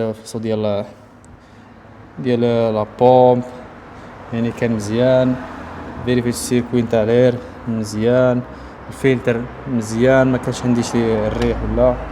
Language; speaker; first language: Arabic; native; Arabic